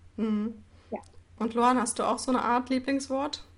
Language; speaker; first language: German; native; German